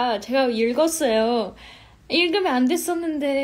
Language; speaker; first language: Korean; non-native, fluent; Chinese